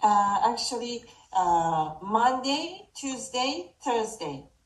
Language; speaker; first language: English; non-native, fluent; Japanese